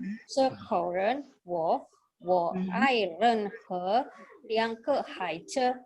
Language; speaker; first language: Chinese; non-native, learner; Indonesian